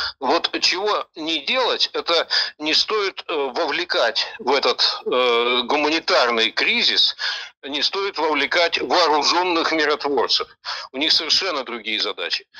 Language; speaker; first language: Russian; native; Russian